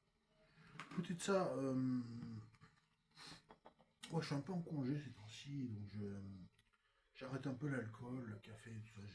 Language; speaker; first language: French; native; French